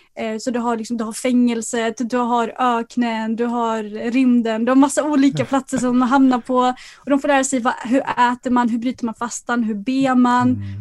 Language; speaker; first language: Swedish; early bilingual, other home language; Arabic